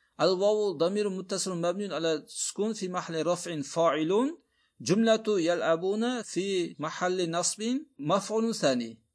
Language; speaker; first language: Arabic; non-native, fluent; Uzbek